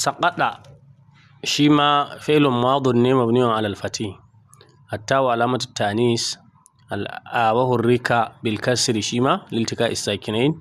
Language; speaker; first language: Arabic; non-native, fluent; Hausa